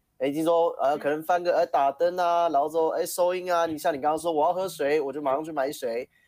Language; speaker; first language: Chinese; native; Chinese